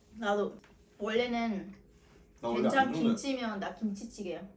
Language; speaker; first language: Korean; non-native, fluent; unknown